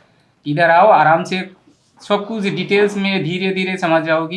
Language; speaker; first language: Hindi; non-native, local second language; Bangla